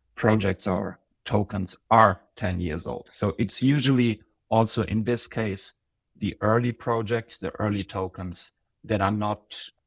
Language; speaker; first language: English; non-native, fluent; Bosnian